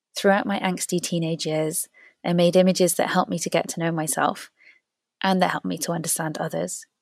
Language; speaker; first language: English; native; English